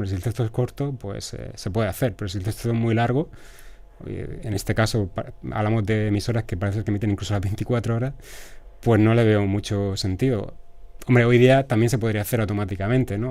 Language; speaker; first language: Spanish; native; Spanish